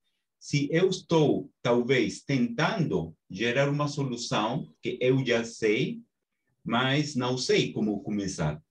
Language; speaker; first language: Portuguese; non-native, fluent; Spanish